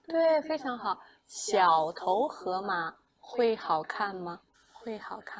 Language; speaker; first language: Chinese; non-native, fluent; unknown